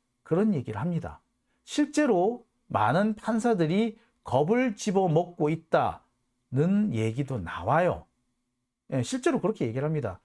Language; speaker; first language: Korean; native; Korean